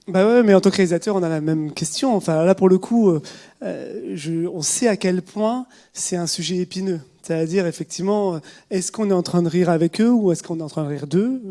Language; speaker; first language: French; native; French